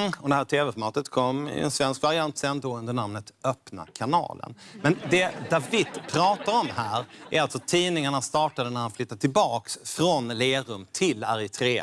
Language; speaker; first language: Swedish; native; Swedish